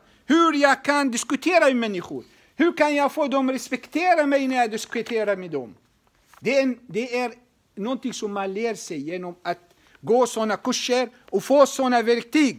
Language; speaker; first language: Swedish; non-native, fluent; Arabic